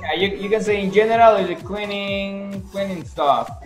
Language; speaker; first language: English; non-native, fluent; Spanish